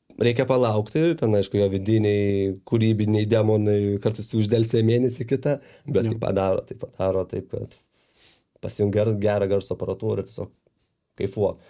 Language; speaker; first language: Lithuanian; native; Lithuanian